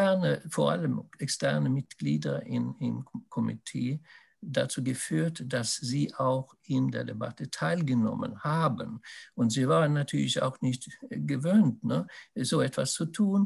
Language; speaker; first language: German; non-native, fluent; Swedish